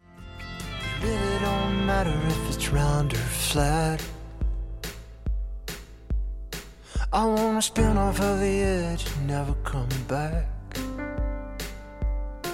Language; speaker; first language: English; native; English